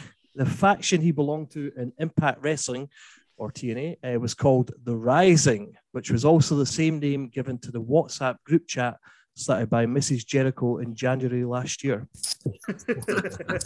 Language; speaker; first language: English; native; English